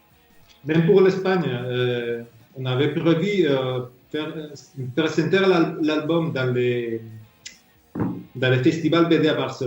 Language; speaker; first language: French; non-native, fluent; Spanish